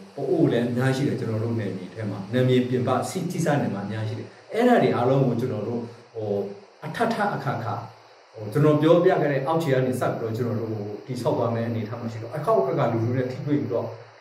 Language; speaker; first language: Burmese; non-native, local second language; S'gaw Karen